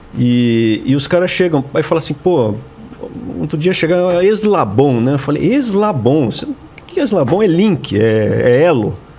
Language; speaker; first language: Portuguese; native; Portuguese